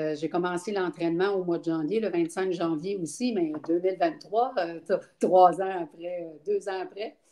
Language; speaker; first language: French; native; French